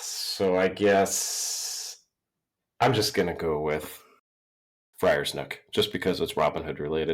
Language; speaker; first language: English; native; English